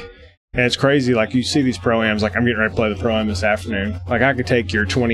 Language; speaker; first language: English; native; English